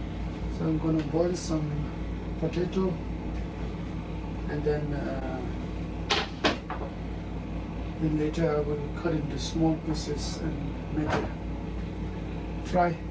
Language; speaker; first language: English; non-native, learner; Tibetan